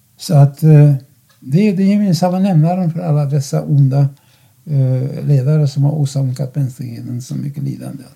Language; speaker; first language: Swedish; non-native, fluent; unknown